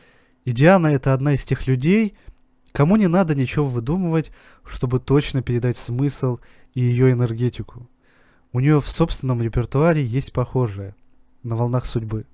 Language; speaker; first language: Russian; native; Russian